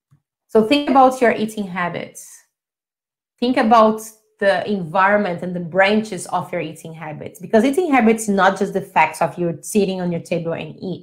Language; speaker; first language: English; non-native, fluent; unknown